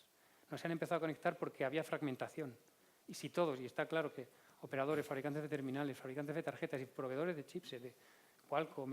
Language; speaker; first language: Spanish; native; Spanish